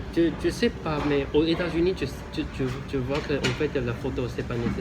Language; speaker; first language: French; non-native, learner; Chinese